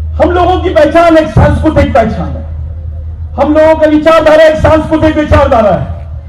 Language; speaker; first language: Hindi; non-native, local second language; Marathi